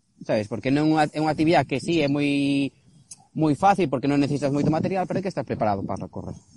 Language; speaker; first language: Galician; native; Galician